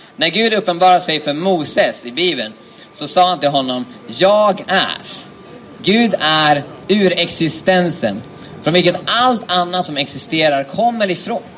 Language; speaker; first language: Swedish; native; Swedish